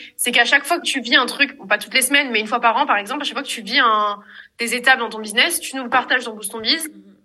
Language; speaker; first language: French; native; French